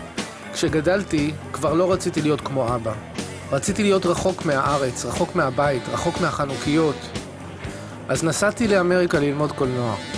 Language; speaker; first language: Hebrew; native; Hebrew